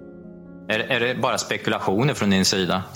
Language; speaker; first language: Swedish; native; Swedish